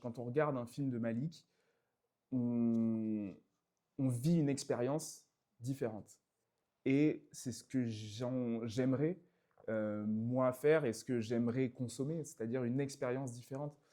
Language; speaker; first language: French; native; French